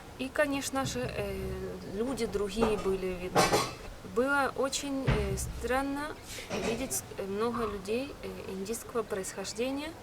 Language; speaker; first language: Russian; native; Russian